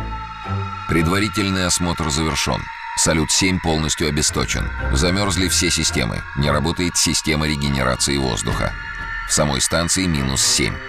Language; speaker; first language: Russian; native; Russian